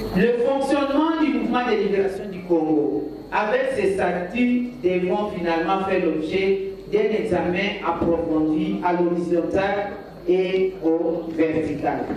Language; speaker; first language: French; non-native, local second language; Lingala